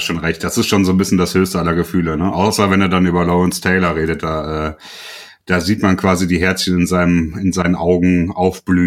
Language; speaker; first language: German; native; German